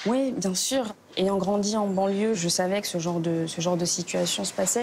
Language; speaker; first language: French; native; French